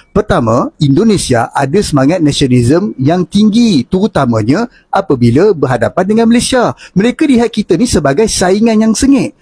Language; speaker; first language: Malay; native; Malay